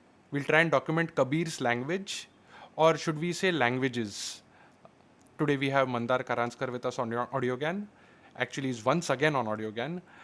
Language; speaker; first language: English; non-native, local second language; Marathi